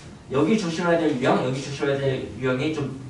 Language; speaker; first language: Korean; native; Korean